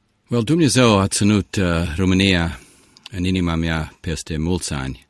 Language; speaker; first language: Romanian; early bilingual, heritage; Romanian